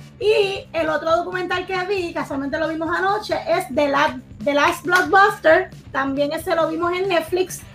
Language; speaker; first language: Spanish; native; Spanish